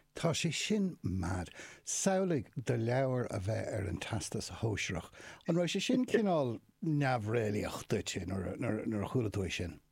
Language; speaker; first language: Irish; non-native, local second language; English